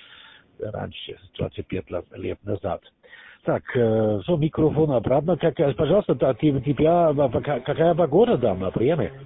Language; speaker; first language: Russian; non-native, learner; German